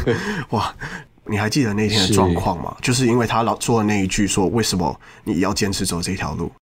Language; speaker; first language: Chinese; native; Chinese